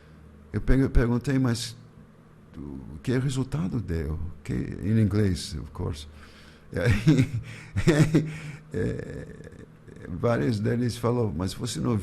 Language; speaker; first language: Portuguese; non-native, fluent; English